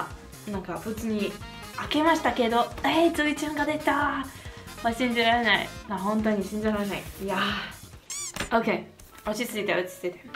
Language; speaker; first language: Japanese; non-native, learner; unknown